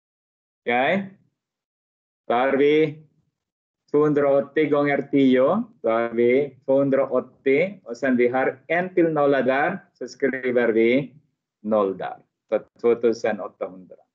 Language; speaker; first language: Swedish; non-native, fluent; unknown